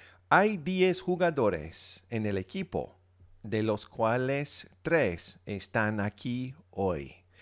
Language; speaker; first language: Spanish; non-native, fluent; English